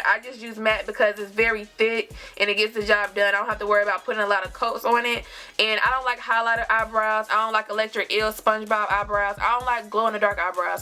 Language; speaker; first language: English; native; English